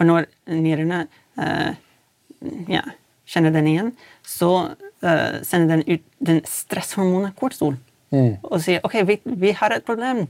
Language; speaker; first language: Norwegian; non-native, fluent; English